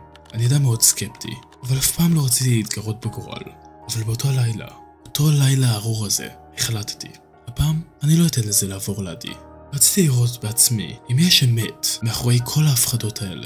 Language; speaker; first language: Hebrew; native; Hebrew